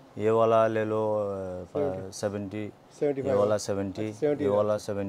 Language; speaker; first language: Hindi; non-native, learner; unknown